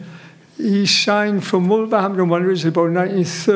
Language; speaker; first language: English; native; English